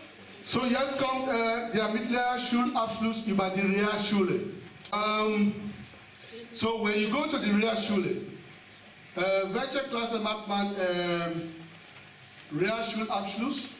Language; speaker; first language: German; non-native, fluent; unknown